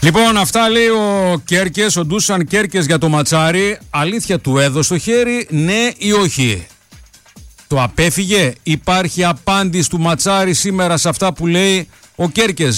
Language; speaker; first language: Greek; native; Greek